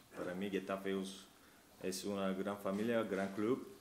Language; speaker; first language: Spanish; non-native, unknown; Turkish